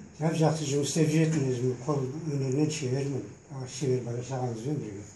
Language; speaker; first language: Kazakh; native; Kazakh